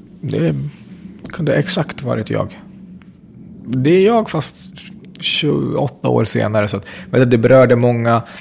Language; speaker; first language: Swedish; early bilingual, other home language; Central Kurdish